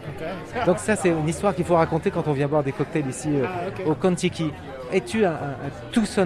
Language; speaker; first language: French; native; French